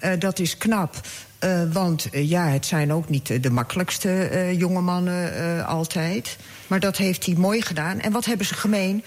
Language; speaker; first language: Dutch; early bilingual, other home language; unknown